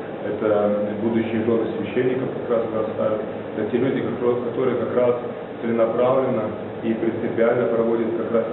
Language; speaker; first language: Russian; native; Russian